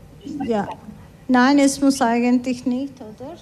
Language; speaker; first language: German; non-native, learner; Turkish